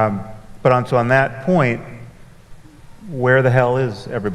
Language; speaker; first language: English; native; English